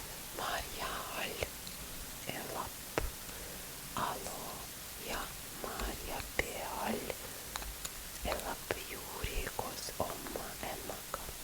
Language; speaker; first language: Estonian; non-native, learner; Russian